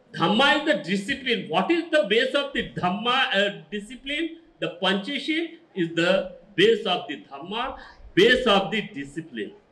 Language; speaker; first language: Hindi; non-native, local second language; Marathi